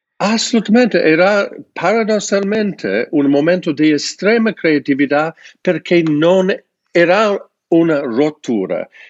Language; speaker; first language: Italian; non-native, fluent; English